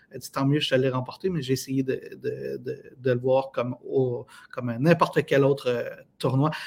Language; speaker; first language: French; native; French